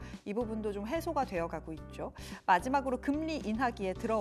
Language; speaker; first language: Korean; native; Korean